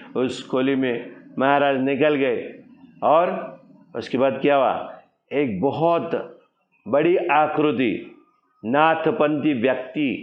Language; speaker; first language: Hindi; non-native, local second language; Marathi